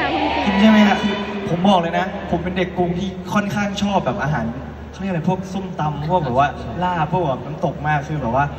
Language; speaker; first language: Thai; native; Thai